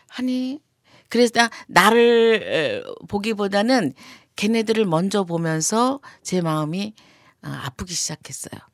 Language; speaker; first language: Korean; native; Korean